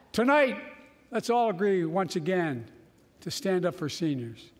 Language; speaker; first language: English; native; English